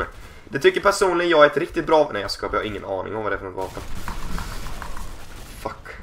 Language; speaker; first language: Swedish; native; Swedish